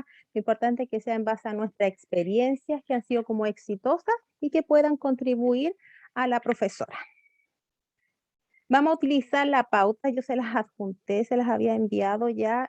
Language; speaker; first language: Spanish; native; Spanish